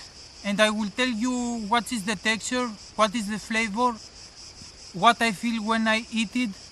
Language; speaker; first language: English; non-native, learner; Greek